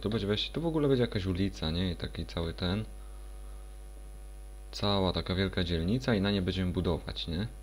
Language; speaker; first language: Polish; native; Polish